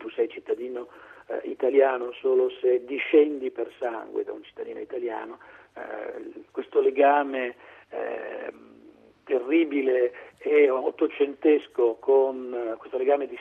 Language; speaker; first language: Italian; native; Italian